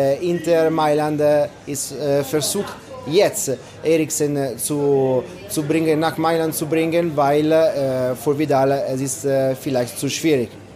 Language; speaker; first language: German; non-native, learner; Italian